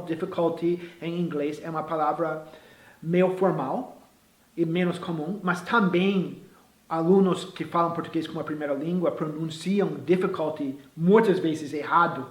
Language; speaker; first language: Portuguese; non-native, fluent; English